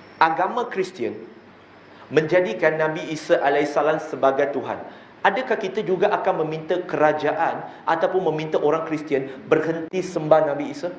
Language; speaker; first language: Malay; non-native, local second language; Chinese